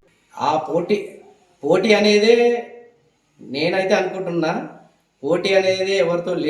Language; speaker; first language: Telugu; native; Telugu